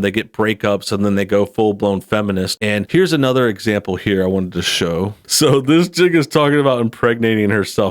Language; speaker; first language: English; native; English